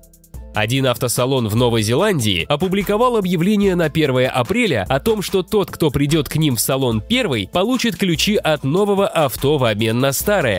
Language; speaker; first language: Russian; native; Russian